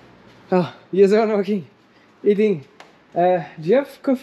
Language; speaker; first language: English; non-native, learner; French